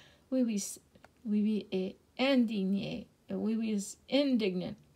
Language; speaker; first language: French; non-native, learner; English